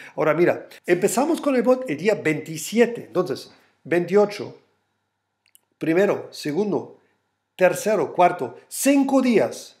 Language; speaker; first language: Spanish; non-native, fluent; German